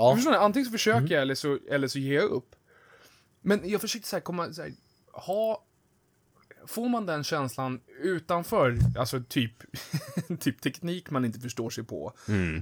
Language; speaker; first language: Swedish; native; Swedish